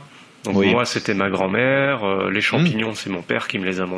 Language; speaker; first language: French; native; French